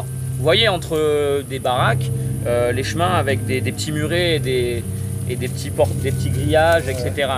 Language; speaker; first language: French; native; French